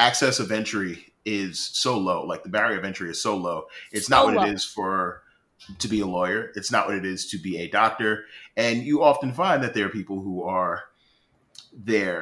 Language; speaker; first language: English; native; English